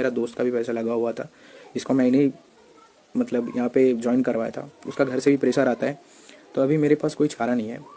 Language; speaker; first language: Hindi; non-native, local second language; Bangla